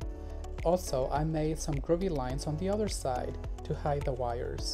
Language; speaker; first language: English; non-native, fluent; Spanish